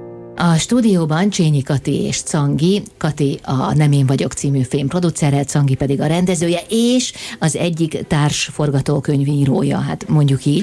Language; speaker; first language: Hungarian; native; Hungarian